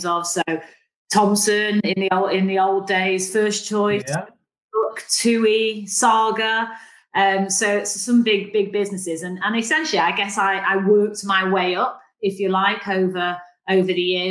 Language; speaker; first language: English; native; English